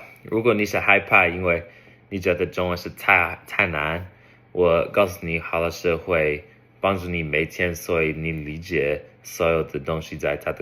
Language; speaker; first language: Chinese; non-native, learner; English